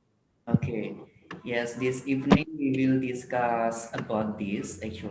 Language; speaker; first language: English; non-native, fluent; Indonesian